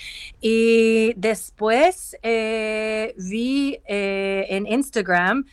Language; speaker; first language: Spanish; non-native, learner; English